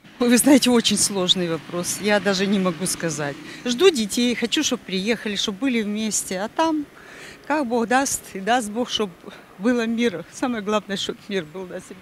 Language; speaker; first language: Russian; native; Russian